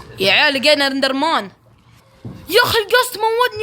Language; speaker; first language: Arabic; native; Arabic